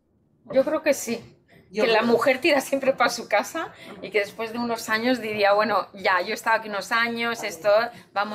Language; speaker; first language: Spanish; native; Spanish